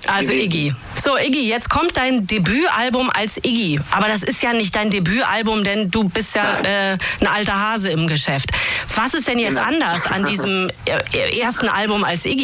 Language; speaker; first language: German; native; German